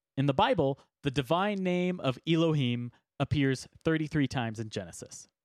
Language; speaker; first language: English; native; English